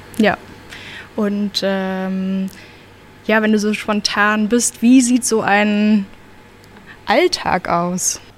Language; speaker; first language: German; native; German